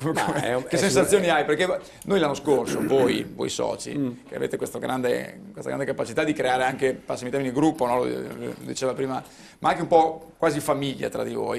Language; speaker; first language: Italian; native; Italian